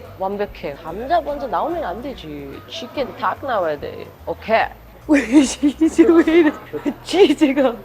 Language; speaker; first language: Korean; non-native, fluent; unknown